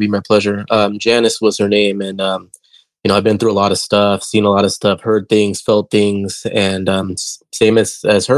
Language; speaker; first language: English; native; English